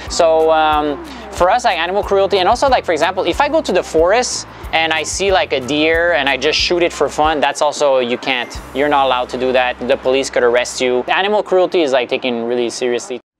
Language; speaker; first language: English; native; English